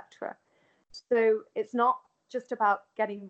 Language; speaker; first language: English; native; English